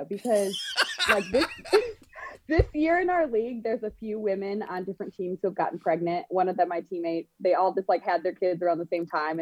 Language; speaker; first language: English; native; English